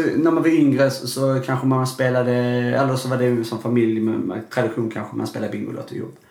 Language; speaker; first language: Swedish; native; Swedish